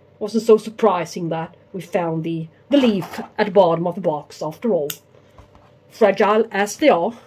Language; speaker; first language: English; non-native, fluent; Swedish